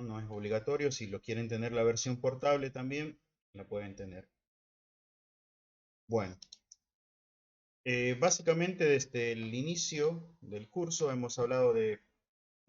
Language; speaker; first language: Spanish; native; Spanish